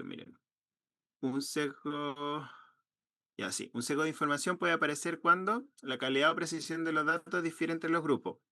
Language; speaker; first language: Spanish; native; Spanish